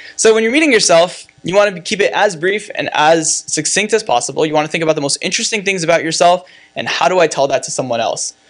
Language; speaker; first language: English; native; English